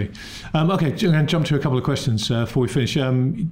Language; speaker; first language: English; native; English